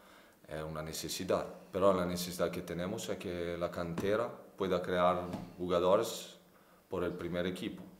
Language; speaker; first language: Spanish; non-native, fluent; Italian